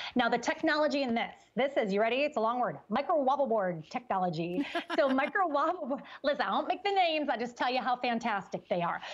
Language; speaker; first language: English; native; English